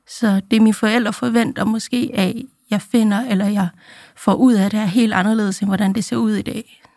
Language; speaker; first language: Danish; early bilingual, other home language; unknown